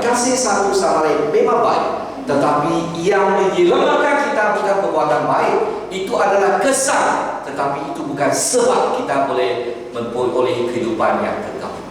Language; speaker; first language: Malay; non-native, local second language; Chinese